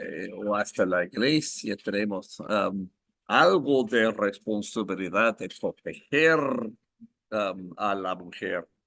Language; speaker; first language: Spanish; non-native, fluent; English